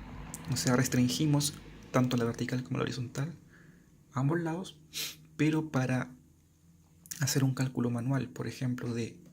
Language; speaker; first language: Spanish; native; Spanish